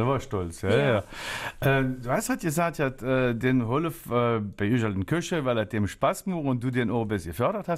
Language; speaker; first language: German; native; German